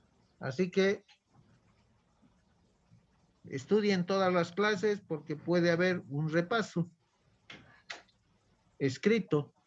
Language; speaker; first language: Spanish; native; Spanish